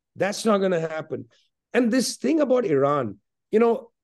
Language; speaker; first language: English; non-native, local second language; Punjabi